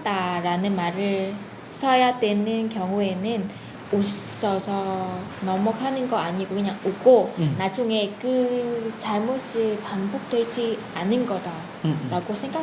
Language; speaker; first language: Korean; non-native, fluent; Vietnamese